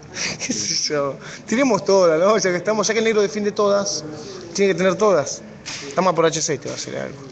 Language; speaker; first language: Spanish; native; Spanish